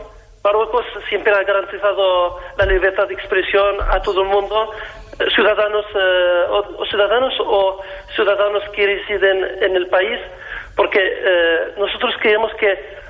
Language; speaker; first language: Spanish; non-native, fluent; Arabic